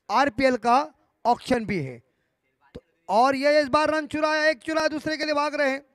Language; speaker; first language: Hindi; non-native, local second language; Marathi